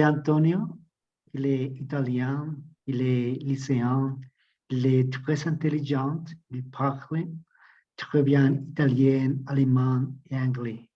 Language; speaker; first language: French; non-native, learner; Spanish